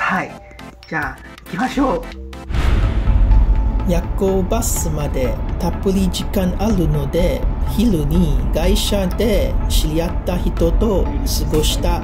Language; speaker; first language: Japanese; non-native, fluent; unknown